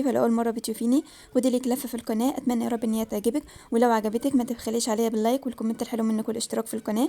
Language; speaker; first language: Arabic; native; Arabic